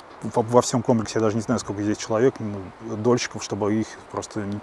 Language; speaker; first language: Russian; native; Russian